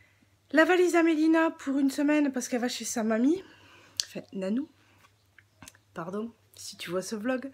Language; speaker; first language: French; native; French